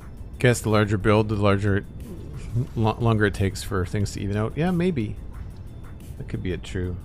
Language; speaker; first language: English; native; English